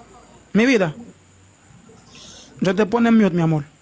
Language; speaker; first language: Spanish; non-native, learner; Haitian Creole